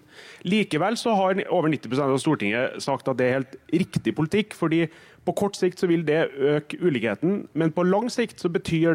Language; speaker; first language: Norwegian; native; Norwegian